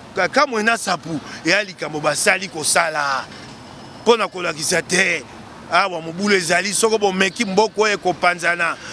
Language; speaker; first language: Lingala; non-native, local second language; Luba-Lulua